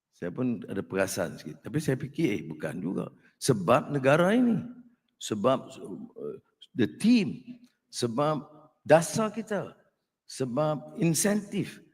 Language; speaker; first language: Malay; native; Malay